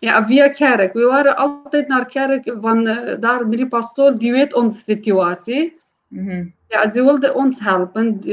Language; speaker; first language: Dutch; non-native, learner; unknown